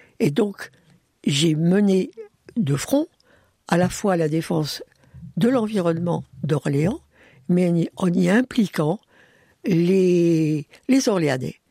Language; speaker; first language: French; early bilingual, other home language; Hungarian